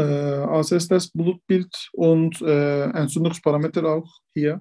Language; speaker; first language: German; non-native, learner; Turkish